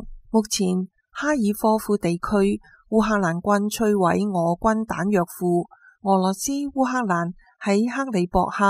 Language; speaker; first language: Chinese; non-native, local second language; Cantonese